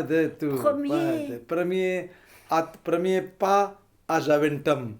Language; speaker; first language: French; non-native, fluent; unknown